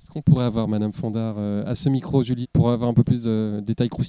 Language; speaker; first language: French; native; French